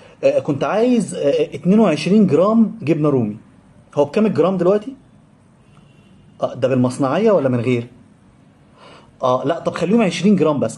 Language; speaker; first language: Arabic; native; Arabic